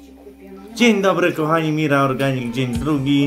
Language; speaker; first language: Polish; native; Polish